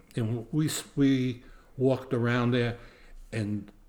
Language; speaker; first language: English; native; English